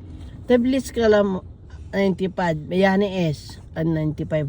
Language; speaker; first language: Arabic; non-native, learner; Filipino